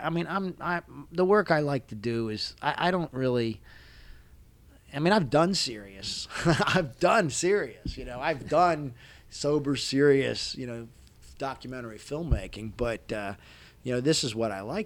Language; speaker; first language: English; native; English